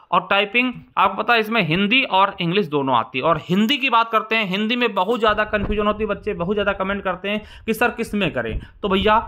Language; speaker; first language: Hindi; native; Hindi